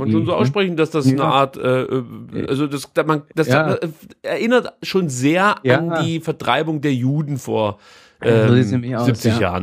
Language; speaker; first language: German; native; German